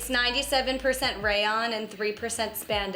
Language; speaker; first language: English; native; English